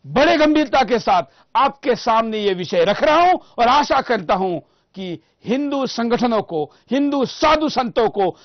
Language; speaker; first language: Hindi; non-native, local second language; Marathi